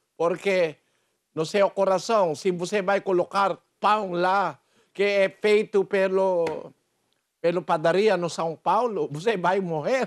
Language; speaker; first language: Portuguese; non-native, fluent; Filipino